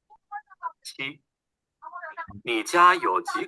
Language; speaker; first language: Chinese; non-native, learner; Bangla